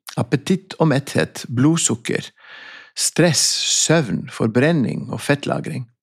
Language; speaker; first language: Norwegian; non-native, fluent; Greek